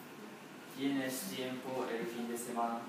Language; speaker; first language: Spanish; non-native, learner; Japanese